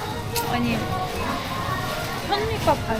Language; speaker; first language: Korean; non-native, learner; Russian